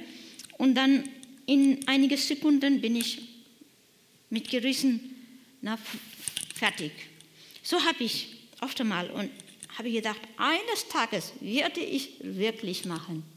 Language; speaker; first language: German; non-native, learner; Nepali